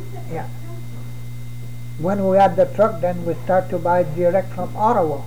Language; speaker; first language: English; non-native, fluent; French